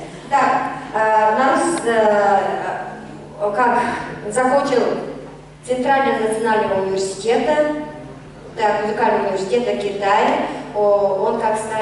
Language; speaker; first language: Russian; non-native, fluent; Mongolian